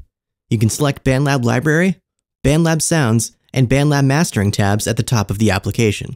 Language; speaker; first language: English; native; English